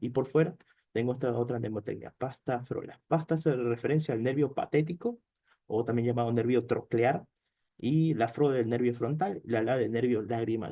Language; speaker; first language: Spanish; native; Spanish